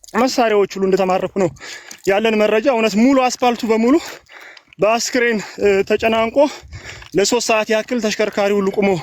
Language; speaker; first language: Amharic; native; Amharic